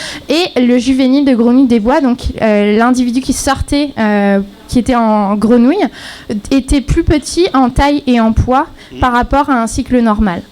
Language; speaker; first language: French; native; French